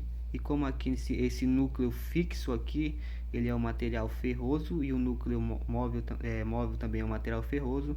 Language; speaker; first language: Portuguese; native; Portuguese